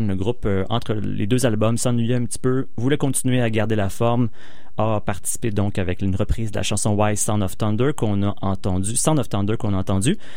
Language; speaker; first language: French; native; French